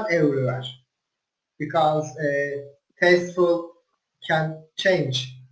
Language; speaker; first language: English; non-native, learner; Turkish